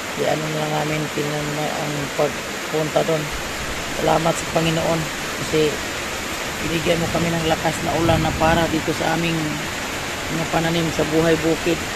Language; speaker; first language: Filipino; non-native, local second language; Cebuano